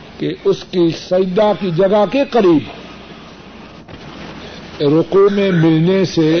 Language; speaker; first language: Urdu; non-native, local second language; Punjabi